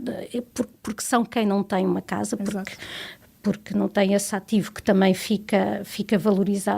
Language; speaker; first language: Portuguese; native; Portuguese